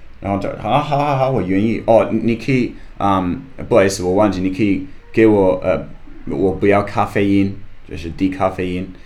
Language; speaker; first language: Chinese; non-native, learner; English